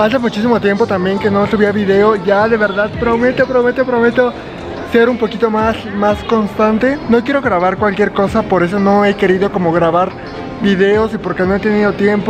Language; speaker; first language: Spanish; native; Spanish